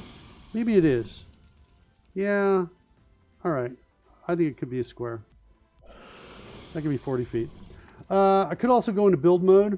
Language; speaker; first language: English; native; English